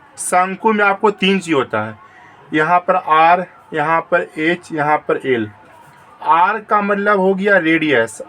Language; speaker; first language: Hindi; native; Hindi